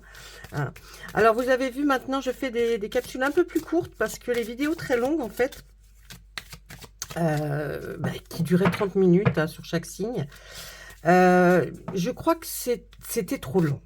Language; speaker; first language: French; native; French